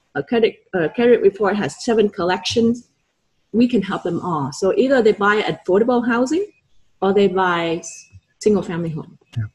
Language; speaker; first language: English; non-native, fluent; Vietnamese